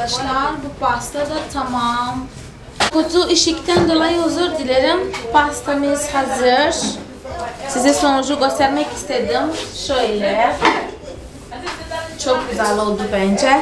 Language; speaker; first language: Turkish; non-native, fluent; Portuguese